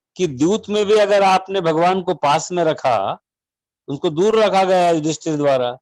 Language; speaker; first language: Hindi; non-native, local second language; Marathi